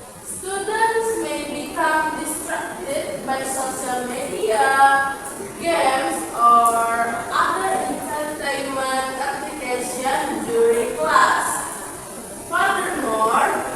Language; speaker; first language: English; non-native, fluent; Indonesian